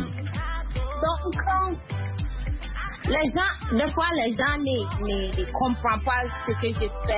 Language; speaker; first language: French; non-native, learner; Akan